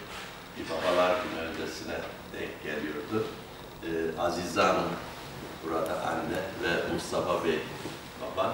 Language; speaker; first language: Turkish; native; Turkish